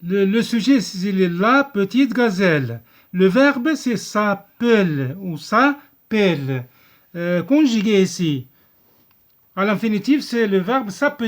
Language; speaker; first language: French; non-native, local second language; Arabic